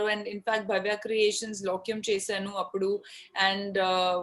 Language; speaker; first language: Telugu; non-native, learner; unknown